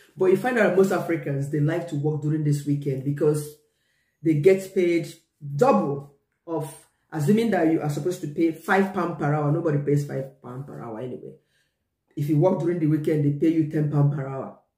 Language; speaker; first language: English; non-native, local second language; Igbo